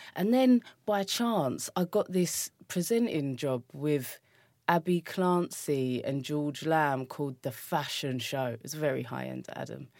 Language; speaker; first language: English; native; English